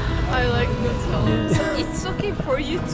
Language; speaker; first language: English; non-native, learner; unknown